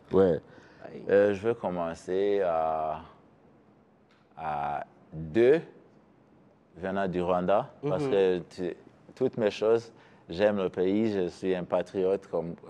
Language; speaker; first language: French; non-native, learner; Kinyarwanda